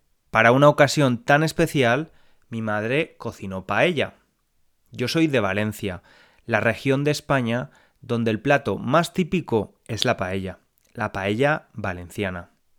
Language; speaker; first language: Spanish; native; Spanish